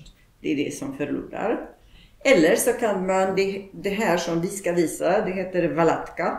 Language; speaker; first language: Swedish; non-native, fluent; Polish